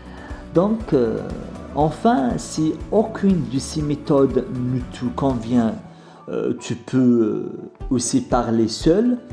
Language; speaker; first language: French; non-native, fluent; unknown